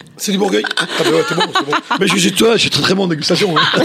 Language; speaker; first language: French; native; French